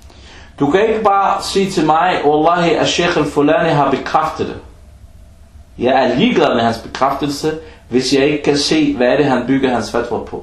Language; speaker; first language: Danish; early bilingual, other home language; Arabic